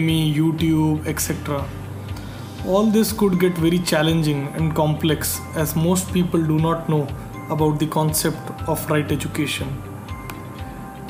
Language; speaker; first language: English; non-native, local second language; Hindi